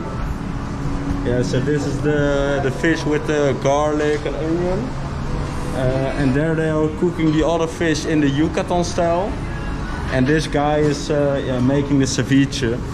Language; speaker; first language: English; non-native, fluent; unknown